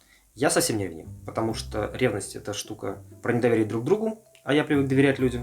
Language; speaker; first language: Russian; native; Russian